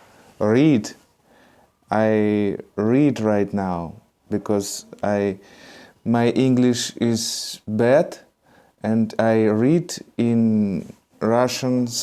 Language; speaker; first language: English; non-native, learner; Russian